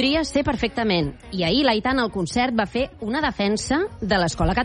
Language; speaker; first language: Catalan; native; Catalan